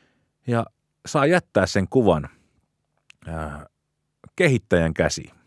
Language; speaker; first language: Finnish; native; Finnish